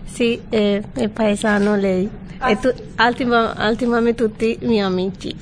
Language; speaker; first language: Italian; non-native, learner; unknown